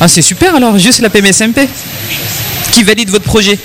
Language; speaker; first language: French; native; French